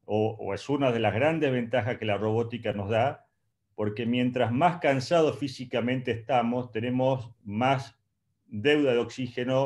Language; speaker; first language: Spanish; native; Spanish